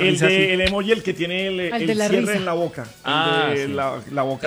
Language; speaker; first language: Spanish; native; Spanish